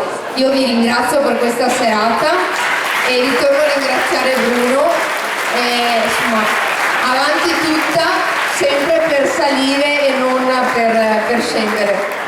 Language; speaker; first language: Italian; native; Italian